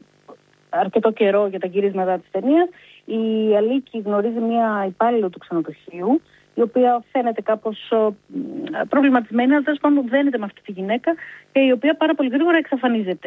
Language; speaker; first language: Greek; native; Greek